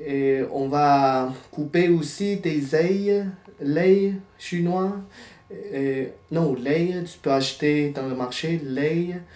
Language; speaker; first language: French; non-native, fluent; Chinese